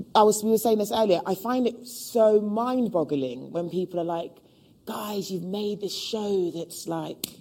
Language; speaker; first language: English; native; English